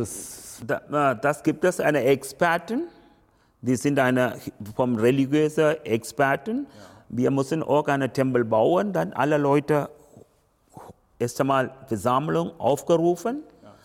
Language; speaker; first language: German; non-native, learner; Tamil